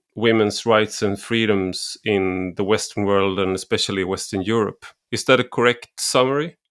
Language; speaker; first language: English; non-native, fluent; Swedish